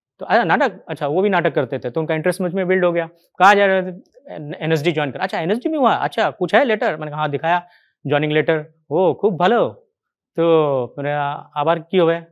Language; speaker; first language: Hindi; native; Hindi